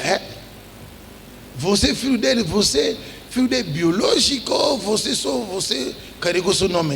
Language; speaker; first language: Portuguese; non-native, learner; Lingala